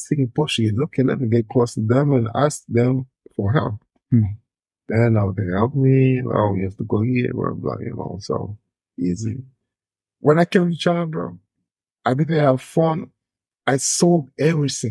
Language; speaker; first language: English; non-native, fluent; Portuguese